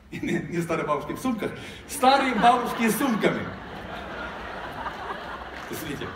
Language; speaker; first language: Russian; non-native, fluent; Swedish